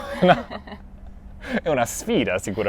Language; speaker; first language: Italian; non-native, fluent; English